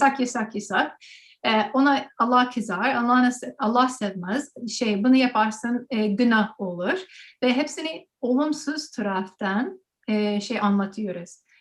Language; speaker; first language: Turkish; non-native, learner; English